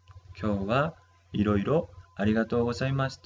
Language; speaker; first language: Japanese; non-native, learner; Spanish